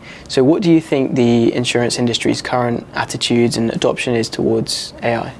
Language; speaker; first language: English; native; English